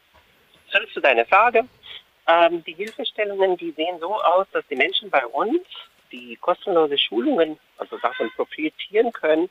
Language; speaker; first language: German; non-native, fluent; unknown